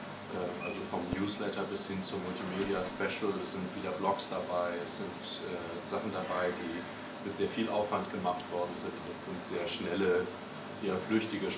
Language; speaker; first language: German; native; German